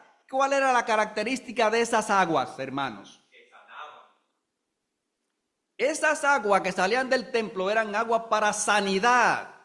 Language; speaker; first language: Spanish; native; Spanish